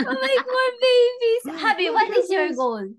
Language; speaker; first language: English; non-native, learner; Cebuano